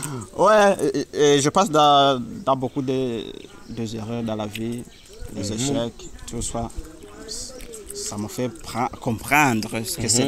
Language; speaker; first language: French; non-native, learner; Rundi